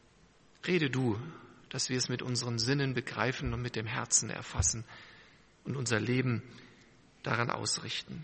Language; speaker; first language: German; native; German